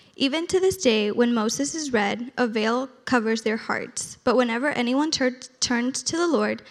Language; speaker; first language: English; early bilingual, other home language; Spanish